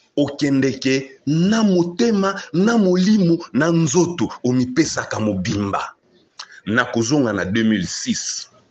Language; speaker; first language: Lingala; native; Lingala